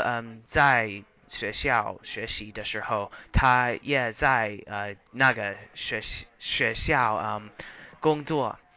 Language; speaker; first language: Chinese; non-native, learner; English